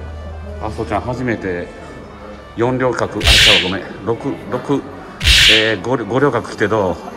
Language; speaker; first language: Japanese; native; Japanese